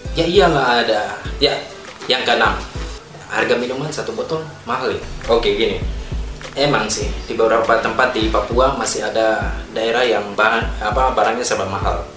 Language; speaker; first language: Indonesian; native; Indonesian